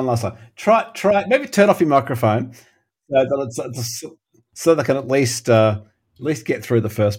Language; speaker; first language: English; native; English